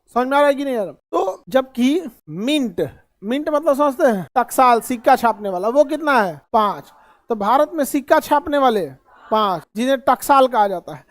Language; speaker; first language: Hindi; native; Hindi